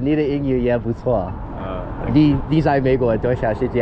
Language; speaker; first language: Chinese; non-native, fluent; English